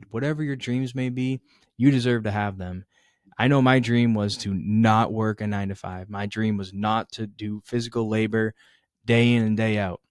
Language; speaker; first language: English; native; English